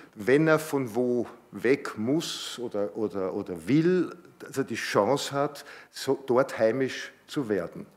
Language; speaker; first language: German; native; German